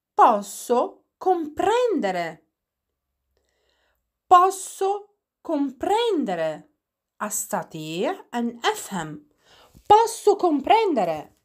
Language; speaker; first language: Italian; non-native, fluent; Arabic